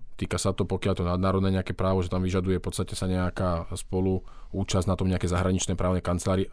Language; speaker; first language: Slovak; native; Slovak